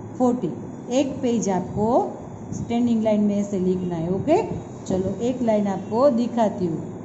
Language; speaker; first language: Hindi; non-native, local second language; Gujarati